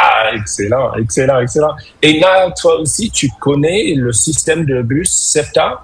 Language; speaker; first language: French; non-native, fluent; English